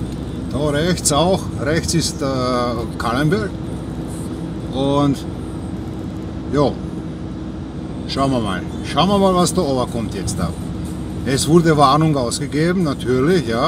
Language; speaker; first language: German; non-native, fluent; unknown